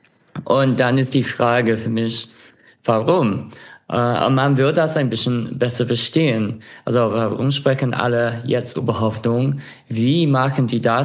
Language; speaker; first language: German; non-native, fluent; English